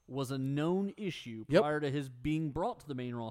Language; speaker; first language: English; native; English